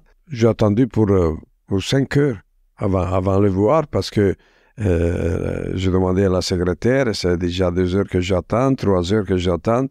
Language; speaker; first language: French; non-native, fluent; Italian